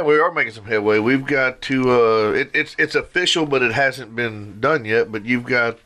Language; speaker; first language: English; native; English